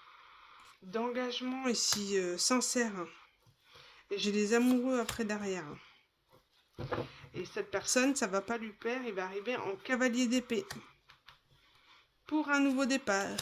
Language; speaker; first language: French; native; French